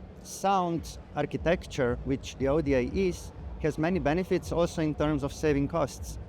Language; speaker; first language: English; non-native, fluent; Slovenian